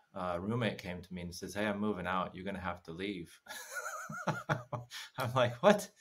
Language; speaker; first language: English; native; English